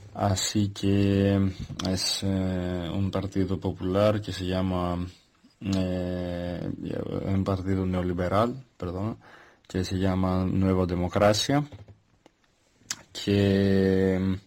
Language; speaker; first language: Spanish; non-native, fluent; Greek